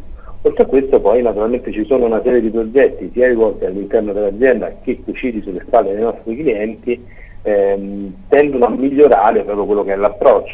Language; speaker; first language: Italian; native; Italian